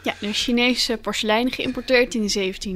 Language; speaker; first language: Dutch; native; Dutch